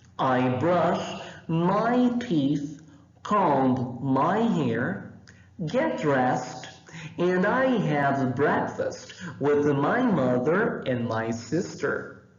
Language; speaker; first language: English; non-native, fluent; Portuguese